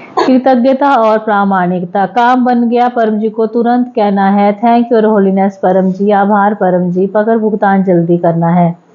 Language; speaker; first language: Hindi; native; Hindi